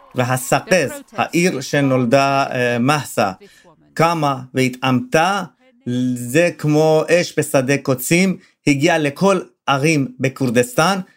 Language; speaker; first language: Hebrew; non-native, fluent; Persian